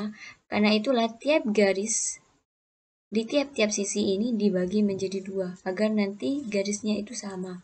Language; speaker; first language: Indonesian; native; Indonesian